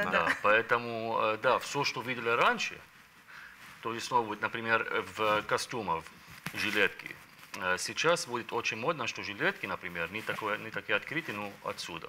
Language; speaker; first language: Russian; non-native, learner; Arabic